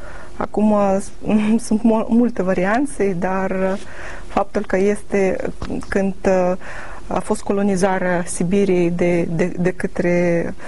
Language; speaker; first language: Romanian; non-native, learner; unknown